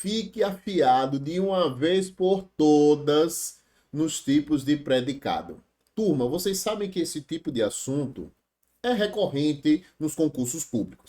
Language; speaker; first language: Portuguese; native; Portuguese